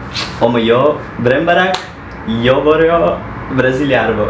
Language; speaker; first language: Hungarian; non-native, learner; Portuguese